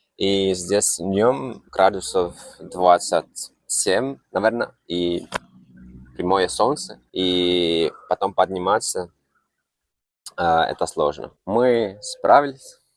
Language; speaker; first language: Russian; non-native, fluent; Finnish